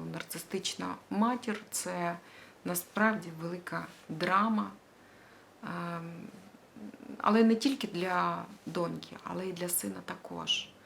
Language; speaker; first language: Ukrainian; non-native, local second language; Russian